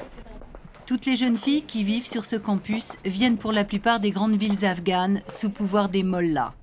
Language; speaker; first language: French; native; French